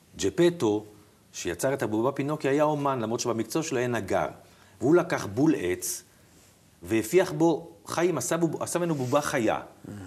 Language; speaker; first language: Hebrew; native; Hebrew